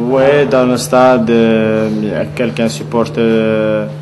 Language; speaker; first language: French; non-native, learner; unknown